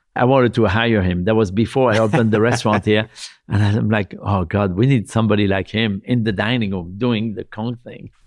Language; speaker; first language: English; non-native, fluent; French